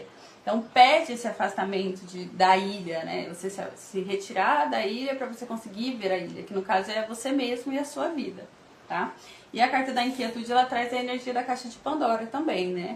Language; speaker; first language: Portuguese; native; Portuguese